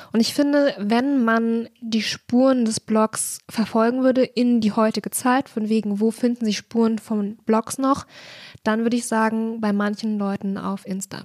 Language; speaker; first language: German; native; German